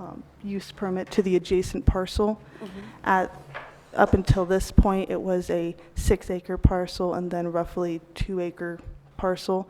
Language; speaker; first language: English; native; English